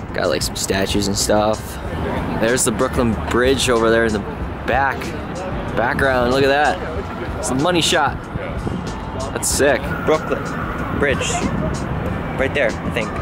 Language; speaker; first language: English; native; English